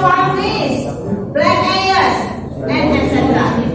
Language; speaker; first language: English; non-native, learner; Indonesian